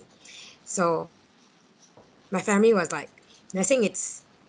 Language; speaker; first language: English; non-native, local second language; Cantonese